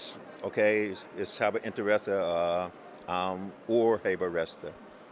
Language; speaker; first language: German; non-native, learner; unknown